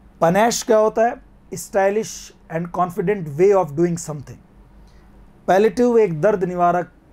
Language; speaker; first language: Hindi; native; Hindi